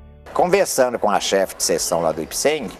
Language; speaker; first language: Portuguese; native; Portuguese